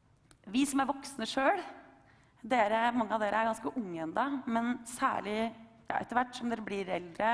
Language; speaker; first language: Norwegian; native; Norwegian